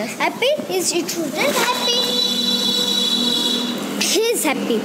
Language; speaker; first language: English; non-native, learner; Hindi